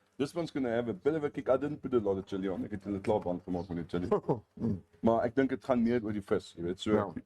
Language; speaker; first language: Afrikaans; non-native, local second language; German